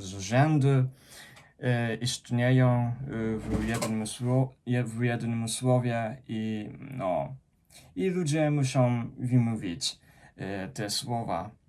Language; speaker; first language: Polish; non-native, fluent; Japanese